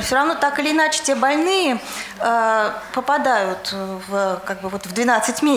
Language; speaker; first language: Russian; native; Russian